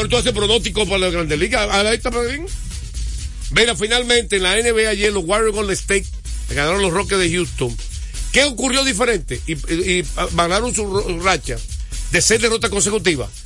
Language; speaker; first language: Spanish; native; Spanish